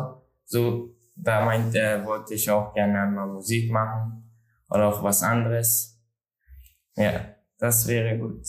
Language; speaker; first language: German; non-native, learner; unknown